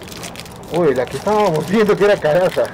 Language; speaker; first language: Spanish; native; Spanish